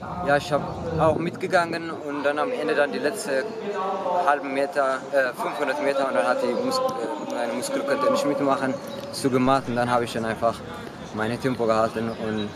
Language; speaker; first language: German; non-native, learner; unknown